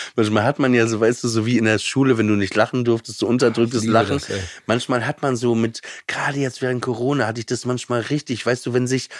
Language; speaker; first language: German; native; German